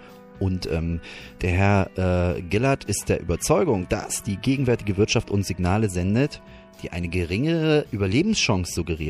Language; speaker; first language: German; native; German